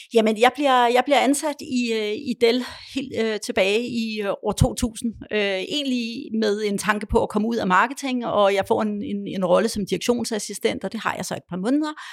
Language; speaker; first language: Danish; early bilingual, other home language; Polish